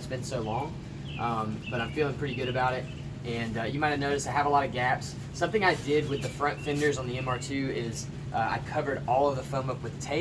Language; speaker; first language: English; native; English